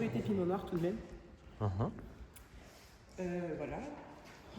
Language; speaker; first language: French; native; French